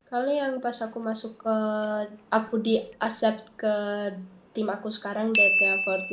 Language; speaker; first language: Indonesian; early bilingual, heritage; Dutch